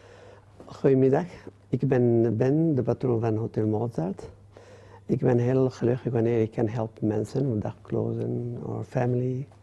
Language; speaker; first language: Dutch; non-native, learner; Arabic